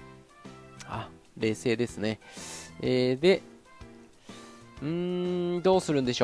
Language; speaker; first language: Japanese; native; Japanese